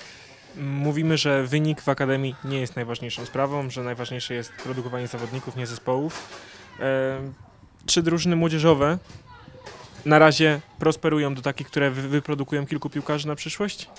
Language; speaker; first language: Polish; native; Polish